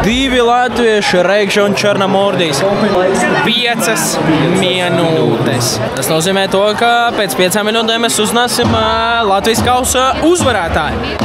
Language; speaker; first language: Latvian; native; Latvian